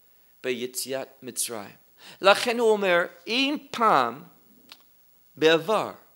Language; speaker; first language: Hebrew; non-native, fluent; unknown